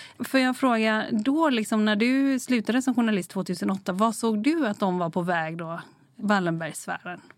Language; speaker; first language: Swedish; native; Swedish